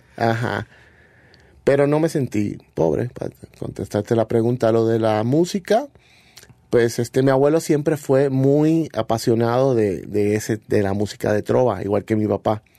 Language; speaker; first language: Spanish; native; Spanish